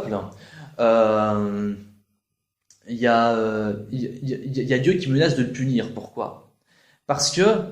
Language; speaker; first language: French; native; French